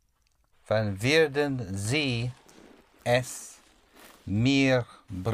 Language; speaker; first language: German; non-native, learner; English